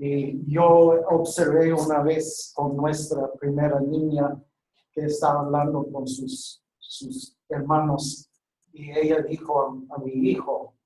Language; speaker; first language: Spanish; non-native, fluent; English